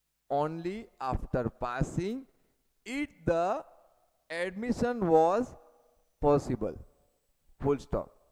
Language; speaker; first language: English; non-native, local second language; Gujarati